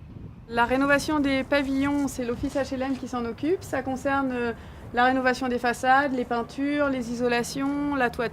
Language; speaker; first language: French; native; French